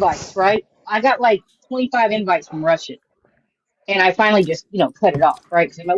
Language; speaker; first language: English; native; English